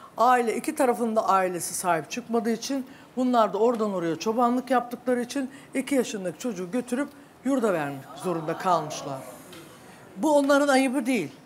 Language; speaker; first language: Turkish; native; Turkish